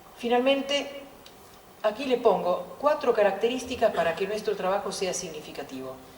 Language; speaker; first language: Spanish; non-native, fluent; Italian